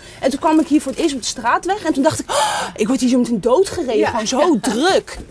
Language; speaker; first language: Dutch; native; Dutch